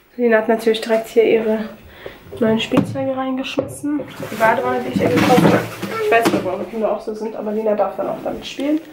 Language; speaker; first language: German; early bilingual, other home language; Turkish